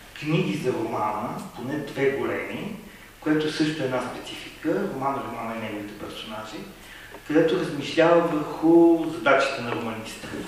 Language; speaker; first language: Bulgarian; native; Bulgarian